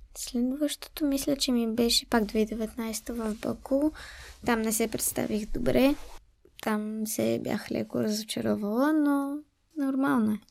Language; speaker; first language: Bulgarian; early bilingual, heritage; Bulgarian